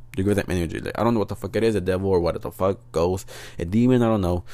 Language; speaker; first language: English; early bilingual, other home language; Spanish